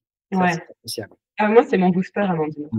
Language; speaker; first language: French; native; French